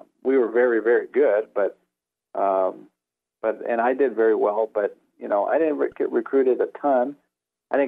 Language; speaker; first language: English; native; English